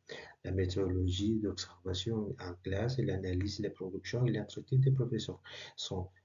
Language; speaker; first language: French; non-native, learner; Spanish